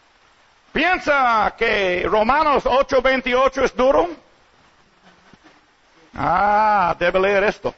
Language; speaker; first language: Spanish; non-native, learner; English